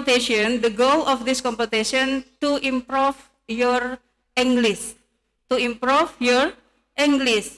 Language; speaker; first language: English; non-native, learner; Indonesian